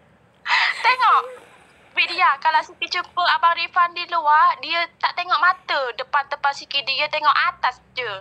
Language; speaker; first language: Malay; non-native, learner; Vietnamese